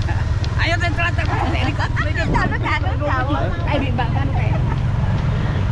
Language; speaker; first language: Indonesian; non-native, local second language; Javanese